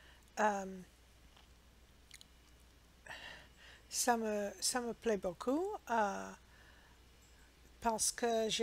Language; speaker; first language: French; non-native, learner; English